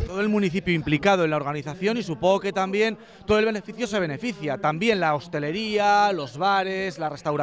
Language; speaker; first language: Spanish; native; Spanish